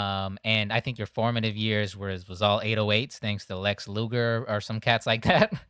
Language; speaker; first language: English; native; English